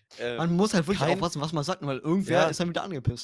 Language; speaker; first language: German; native; German